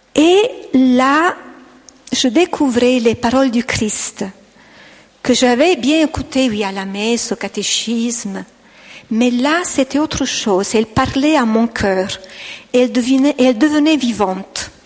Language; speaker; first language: French; non-native, fluent; Italian